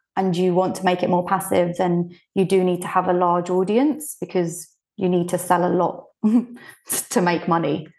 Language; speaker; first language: English; early bilingual, other home language; Bulgarian